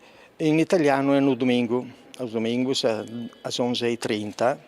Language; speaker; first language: Portuguese; non-native, fluent; Italian